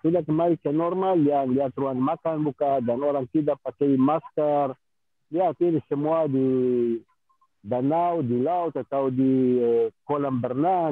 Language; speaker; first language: Indonesian; non-native, fluent; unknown